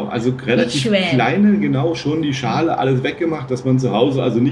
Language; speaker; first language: German; native; German